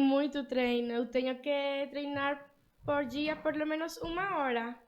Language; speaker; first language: Portuguese; early bilingual, other home language; Spanish